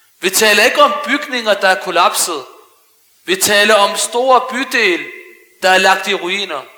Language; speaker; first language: Danish; early bilingual, other home language; Arabic